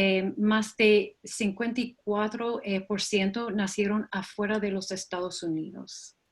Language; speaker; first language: Spanish; non-native, fluent; English